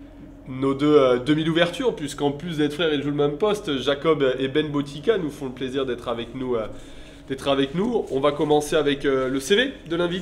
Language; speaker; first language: French; native; French